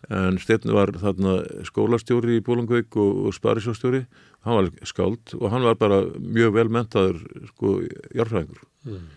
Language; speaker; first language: Icelandic; native; Icelandic